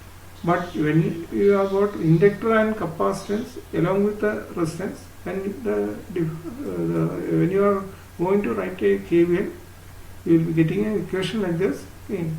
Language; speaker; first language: English; non-native, local second language; Malayalam